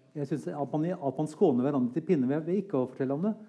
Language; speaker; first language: Norwegian; native; Norwegian